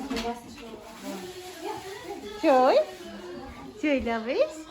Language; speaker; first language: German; non-native, fluent; Armenian